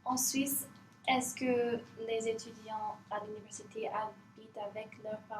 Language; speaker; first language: French; non-native, learner; English